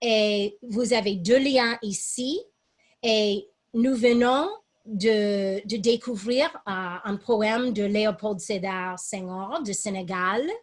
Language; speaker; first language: French; non-native, fluent; English